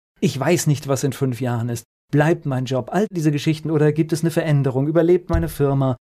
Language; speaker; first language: German; native; German